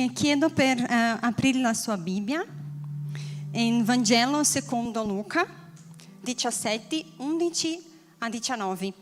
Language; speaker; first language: Italian; non-native, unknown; Portuguese